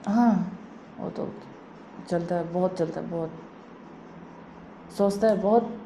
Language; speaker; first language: Hindi; non-native, local second language; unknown